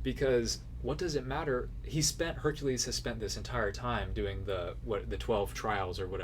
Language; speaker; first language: English; native; English